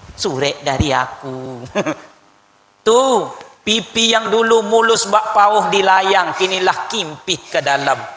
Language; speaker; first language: Malay; native; Malay